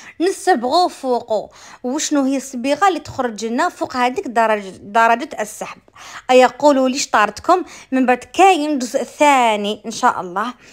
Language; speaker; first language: Arabic; native; Arabic